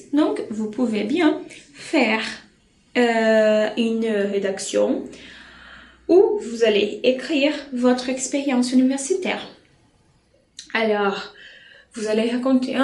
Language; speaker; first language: French; non-native, fluent; Portuguese